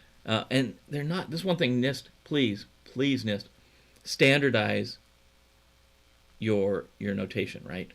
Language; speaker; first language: English; native; English